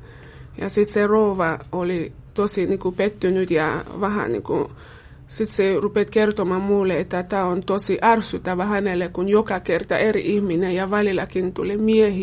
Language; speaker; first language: Finnish; non-native, fluent; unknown